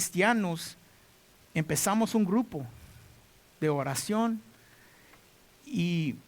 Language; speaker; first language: Spanish; non-native, learner; English